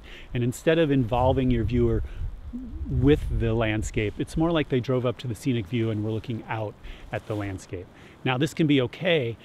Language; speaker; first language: English; native; English